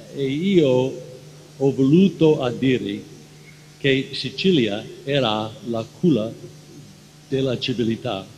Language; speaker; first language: Italian; non-native, learner; English